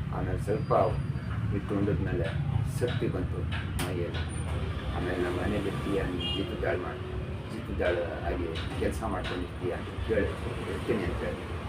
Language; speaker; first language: Kannada; non-native, local second language; Urdu